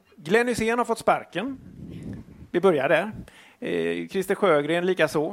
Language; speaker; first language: Swedish; native; Swedish